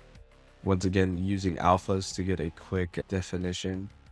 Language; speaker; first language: English; native; English